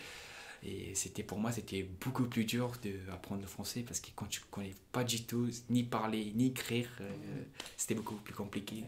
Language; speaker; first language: French; non-native, fluent; Punjabi